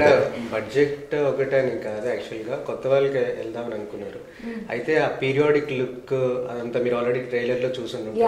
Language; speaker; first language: Telugu; native; Telugu